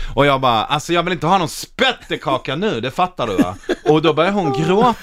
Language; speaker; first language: Swedish; native; Swedish